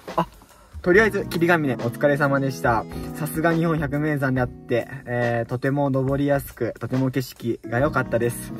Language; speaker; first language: Japanese; native; Japanese